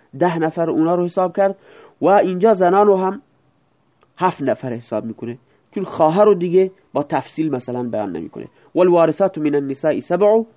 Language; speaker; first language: Persian; non-native, local second language; Baluchi